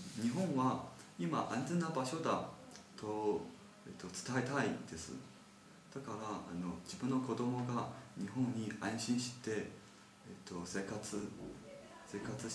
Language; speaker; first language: Japanese; non-native, learner; Chinese